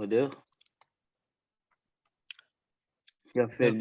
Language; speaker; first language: German; non-native, learner; Azerbaijani